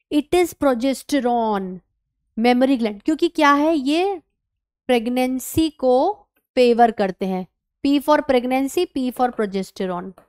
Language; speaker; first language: Hindi; native; Hindi